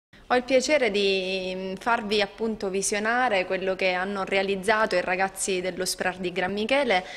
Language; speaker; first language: Italian; native; Italian